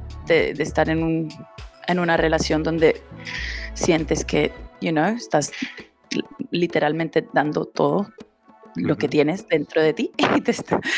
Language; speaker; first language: Spanish; early bilingual, heritage; Spanish